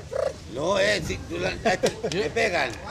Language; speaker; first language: Spanish; native; Spanish